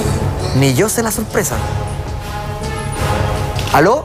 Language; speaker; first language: Spanish; native; Spanish